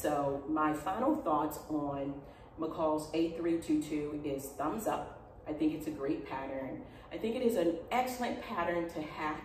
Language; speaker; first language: English; native; English